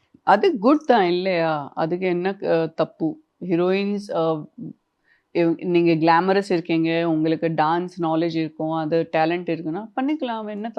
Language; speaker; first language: Tamil; non-native, local second language; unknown